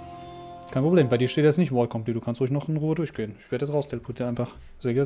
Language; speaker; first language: German; native; German